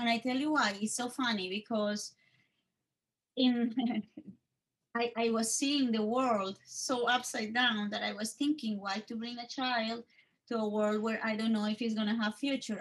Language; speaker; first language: English; non-native, fluent; Spanish